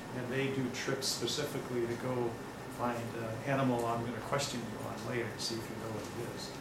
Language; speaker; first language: English; native; English